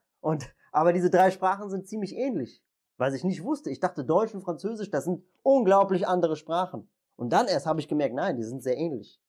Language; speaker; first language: German; native; German